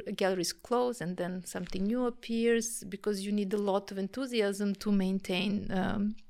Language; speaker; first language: English; non-native, fluent; Serbian